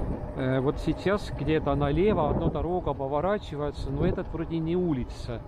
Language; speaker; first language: Russian; non-native, local second language; Estonian